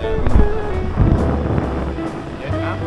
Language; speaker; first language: English; non-native, learner; Italian